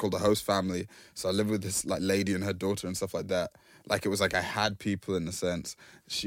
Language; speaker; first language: English; native; English